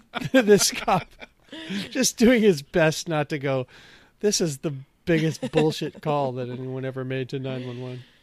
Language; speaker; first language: English; native; English